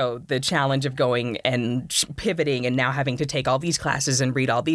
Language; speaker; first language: English; native; English